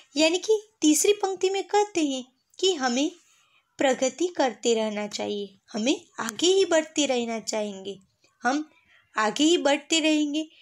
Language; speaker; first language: Hindi; non-native, local second language; Gujarati